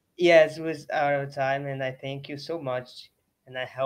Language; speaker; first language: English; non-native, learner; Portuguese